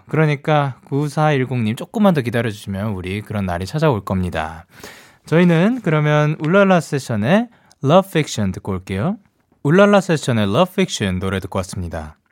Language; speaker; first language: Korean; early bilingual, heritage; Korean